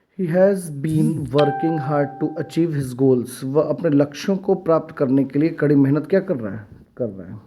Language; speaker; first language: Hindi; native; Hindi